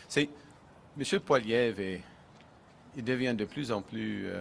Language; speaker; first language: French; non-native, local second language; English